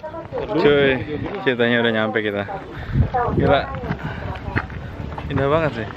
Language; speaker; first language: Indonesian; native; Indonesian